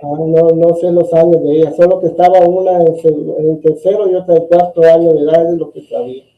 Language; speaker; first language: Spanish; native; Spanish